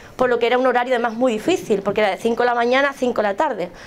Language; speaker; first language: Spanish; native; Spanish